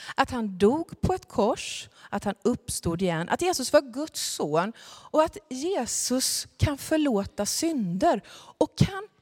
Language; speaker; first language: Swedish; native; Swedish